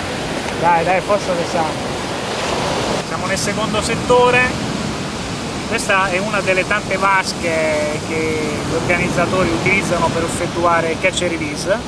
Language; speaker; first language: Italian; native; Italian